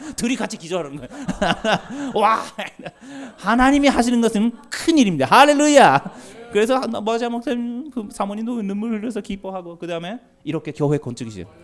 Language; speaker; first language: Korean; non-native, fluent; Japanese